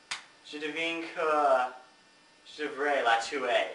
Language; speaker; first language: French; non-native, learner; English